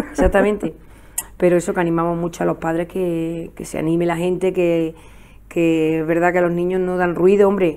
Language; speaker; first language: Spanish; native; Spanish